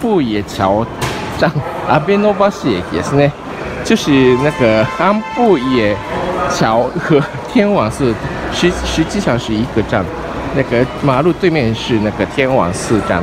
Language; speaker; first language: Chinese; non-native, fluent; Japanese